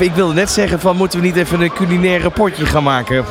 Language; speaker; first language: Dutch; native; Dutch